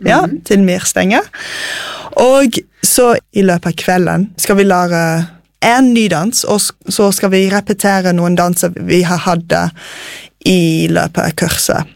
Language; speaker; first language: Norwegian; non-native, fluent; English